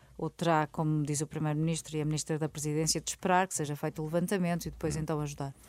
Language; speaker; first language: Portuguese; native; Portuguese